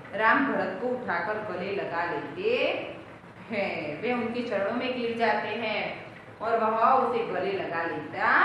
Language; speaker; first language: Hindi; non-native, local second language; Gujarati